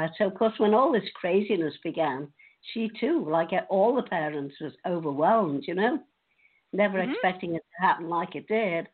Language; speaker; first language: English; native; English